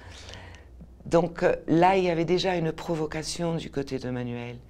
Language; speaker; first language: French; non-native, fluent; Portuguese